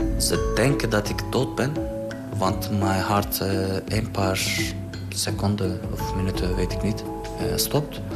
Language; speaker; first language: Dutch; non-native, learner; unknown